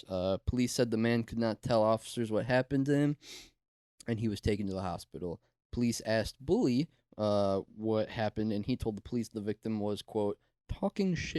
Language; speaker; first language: English; native; English